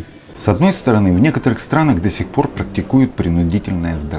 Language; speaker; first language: Russian; native; Russian